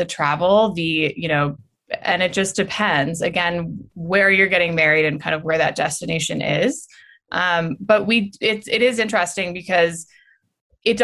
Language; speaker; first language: English; native; English